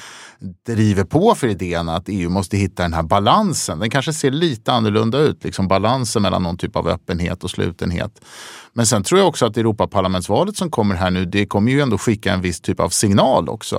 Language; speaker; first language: Swedish; native; Swedish